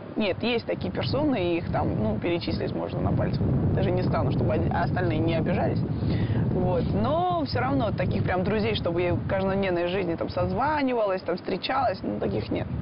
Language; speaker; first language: Russian; non-native, fluent; Georgian